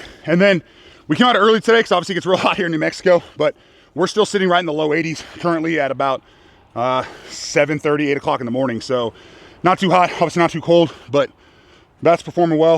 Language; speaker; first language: English; native; English